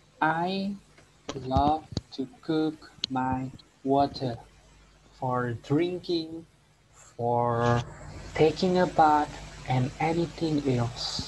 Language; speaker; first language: English; non-native, learner; Indonesian